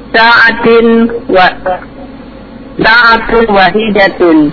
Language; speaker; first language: Arabic; non-native, learner; Indonesian